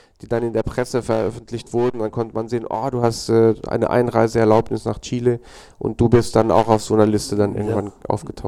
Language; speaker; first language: German; non-native, learner; Spanish